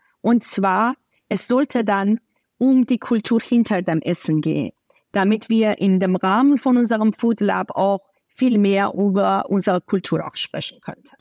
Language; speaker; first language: German; non-native, fluent; Persian